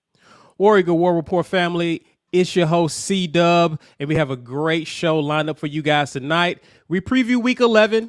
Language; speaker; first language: English; native; English